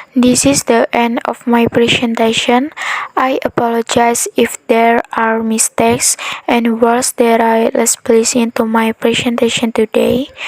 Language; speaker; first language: English; non-native, learner; Indonesian